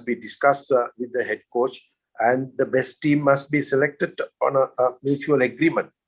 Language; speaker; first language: English; non-native, local second language; Sinhala